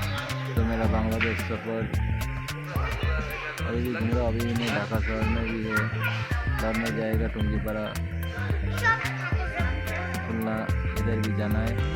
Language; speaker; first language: Hindi; non-native, local second language; Bangla